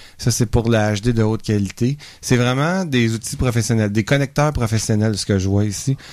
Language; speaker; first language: French; native; French